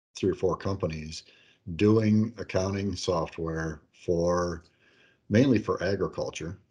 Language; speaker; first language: English; native; English